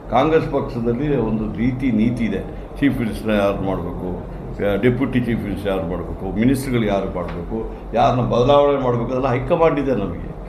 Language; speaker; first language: Kannada; non-native, local second language; Malayalam